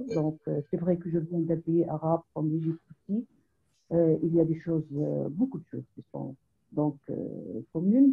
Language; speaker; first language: French; non-native, local second language; Arabic